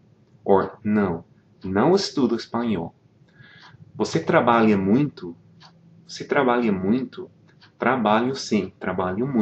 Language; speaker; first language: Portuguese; non-native, fluent; English